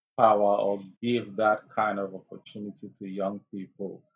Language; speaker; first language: English; non-native, local second language; Ewe